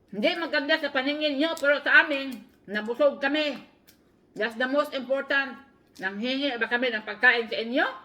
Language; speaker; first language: Filipino; non-native, local second language; Cebuano